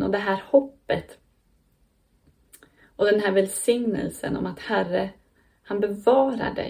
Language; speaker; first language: Swedish; native; Swedish